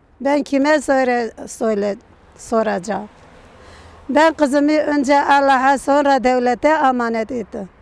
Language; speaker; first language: Turkish; non-native, local second language; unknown